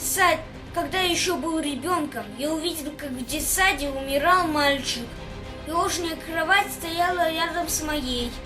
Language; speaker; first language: Russian; native; Russian